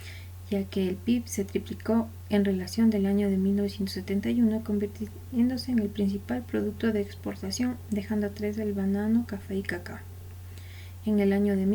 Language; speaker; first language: Spanish; native; Spanish